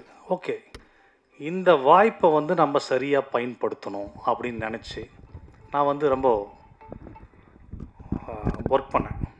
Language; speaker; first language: Tamil; native; Tamil